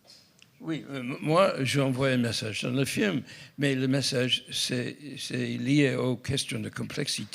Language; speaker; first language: French; non-native, fluent; English